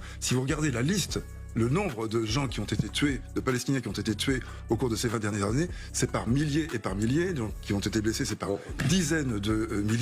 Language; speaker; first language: French; native; French